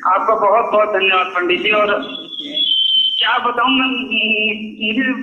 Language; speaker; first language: Hindi; native; Hindi